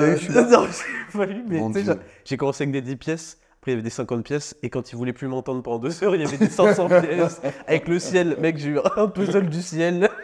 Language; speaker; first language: French; native; French